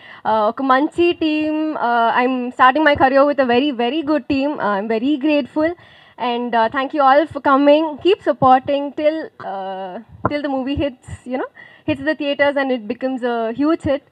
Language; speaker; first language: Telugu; non-native, learner; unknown